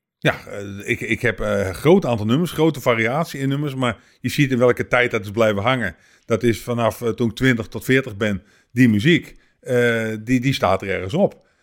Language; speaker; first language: Dutch; native; Dutch